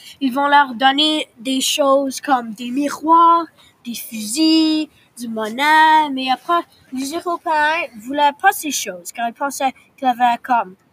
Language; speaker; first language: French; non-native, local second language; English